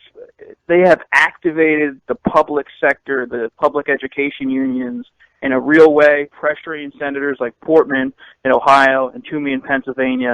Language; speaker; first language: English; native; English